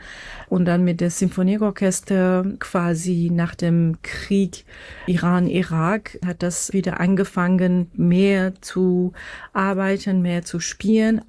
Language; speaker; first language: German; non-native, fluent; Persian